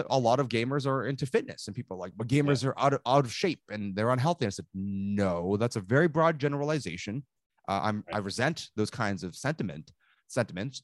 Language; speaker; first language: English; native; English